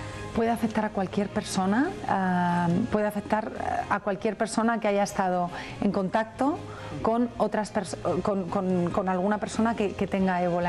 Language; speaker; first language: Spanish; native; Spanish